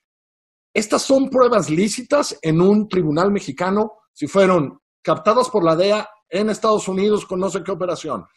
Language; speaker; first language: Spanish; native; Spanish